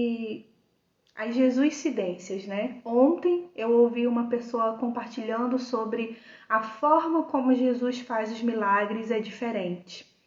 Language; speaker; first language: Portuguese; native; Portuguese